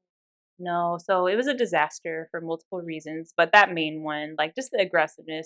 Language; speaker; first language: English; native; English